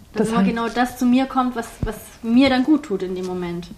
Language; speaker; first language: German; early bilingual, heritage; German